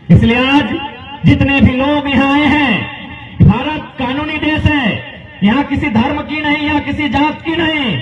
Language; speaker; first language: Hindi; non-native, local second language; Magahi